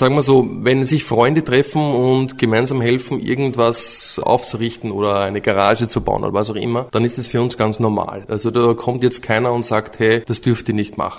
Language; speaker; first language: German; native; German